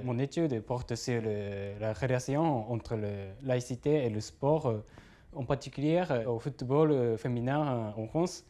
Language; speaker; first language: French; non-native, learner; Japanese